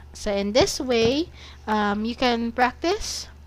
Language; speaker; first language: English; non-native, fluent; Cebuano